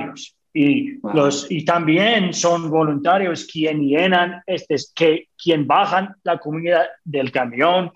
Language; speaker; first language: Spanish; non-native, fluent; English